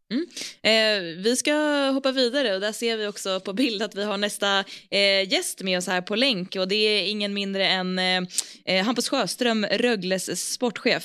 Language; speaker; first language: Swedish; native; Swedish